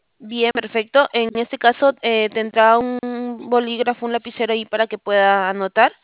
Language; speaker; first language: Spanish; native; Spanish